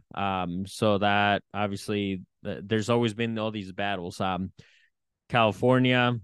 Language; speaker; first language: English; early bilingual, other home language; Spanish